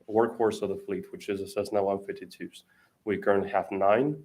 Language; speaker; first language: English; non-native, fluent; Spanish